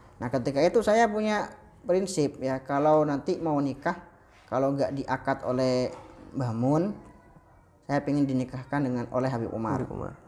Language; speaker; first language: Indonesian; non-native, local second language; Madurese